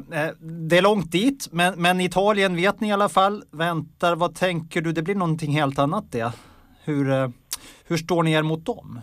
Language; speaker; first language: Swedish; native; Swedish